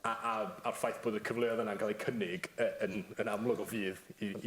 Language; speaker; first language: Welsh; native; Welsh